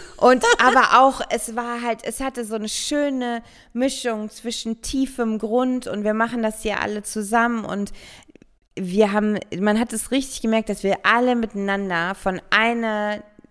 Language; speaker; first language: German; native; German